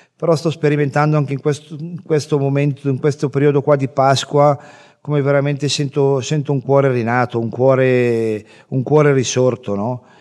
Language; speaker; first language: Italian; native; Italian